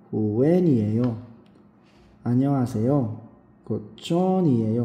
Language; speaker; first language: Korean; non-native, fluent; Filipino